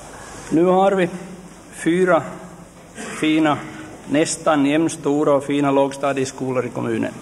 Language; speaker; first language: Swedish; native; Swedish